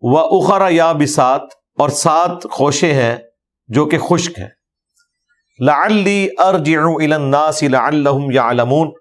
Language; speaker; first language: Urdu; non-native, local second language; Punjabi